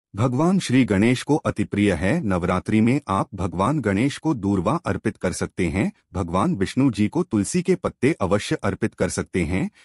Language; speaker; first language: Hindi; native; Hindi